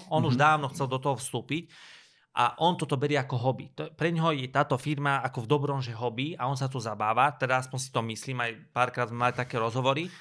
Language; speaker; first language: Slovak; native; Slovak